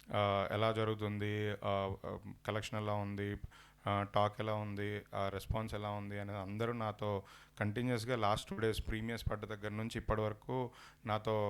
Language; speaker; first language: Telugu; native; Telugu